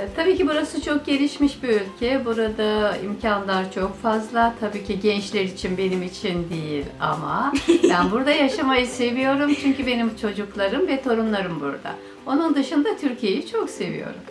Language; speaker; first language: Turkish; native; Turkish